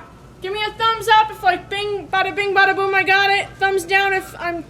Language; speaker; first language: English; native; English